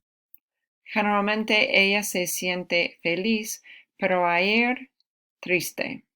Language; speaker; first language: Spanish; non-native, fluent; English